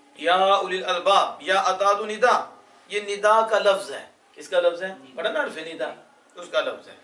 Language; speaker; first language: Urdu; non-native, local second language; Punjabi